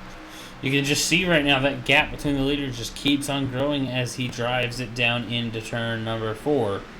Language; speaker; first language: English; native; English